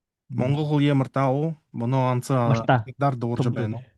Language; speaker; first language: Mongolian; non-native, learner; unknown